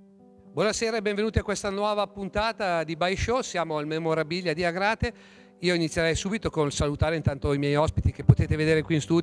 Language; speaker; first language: Italian; native; Italian